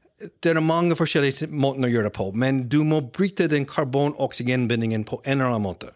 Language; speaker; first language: Norwegian; non-native, fluent; English